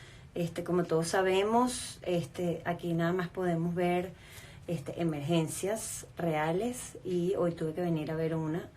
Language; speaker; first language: Spanish; native; Spanish